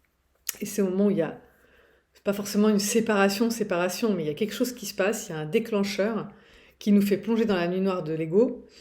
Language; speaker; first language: French; native; French